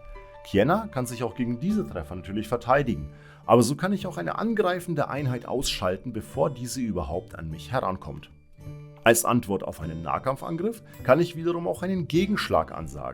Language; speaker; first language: German; native; German